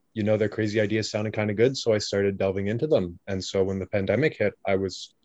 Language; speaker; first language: English; native; English